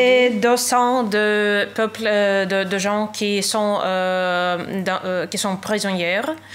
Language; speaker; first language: French; non-native, learner; Russian